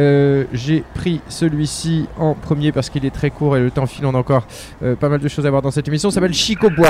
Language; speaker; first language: French; native; French